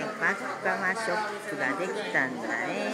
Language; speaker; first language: Japanese; native; Japanese